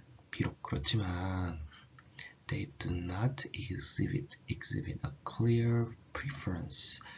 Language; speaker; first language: English; non-native, fluent; Korean